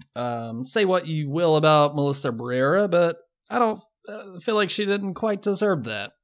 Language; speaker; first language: English; native; English